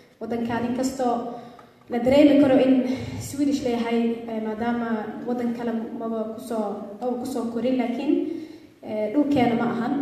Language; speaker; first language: Somali; early bilingual, heritage; Somali